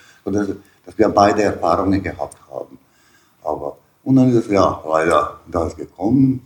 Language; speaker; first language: German; non-native, learner; Bosnian